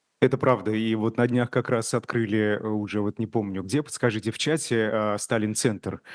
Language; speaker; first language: Russian; native; Russian